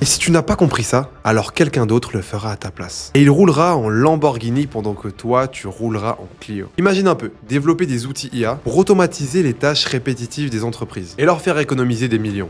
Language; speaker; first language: French; native; French